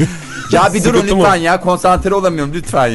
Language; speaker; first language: Turkish; native; Turkish